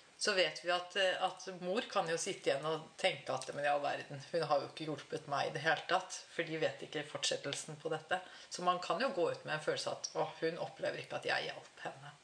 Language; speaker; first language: Norwegian; native; Norwegian